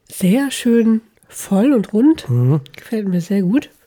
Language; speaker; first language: German; native; German